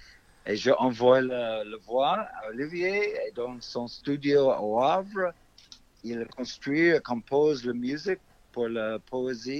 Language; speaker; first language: French; non-native, fluent; English